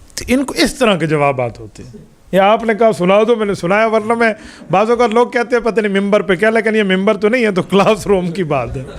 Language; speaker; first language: Urdu; non-native, local second language; Punjabi